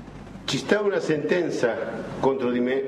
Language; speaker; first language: Italian; non-native, fluent; Spanish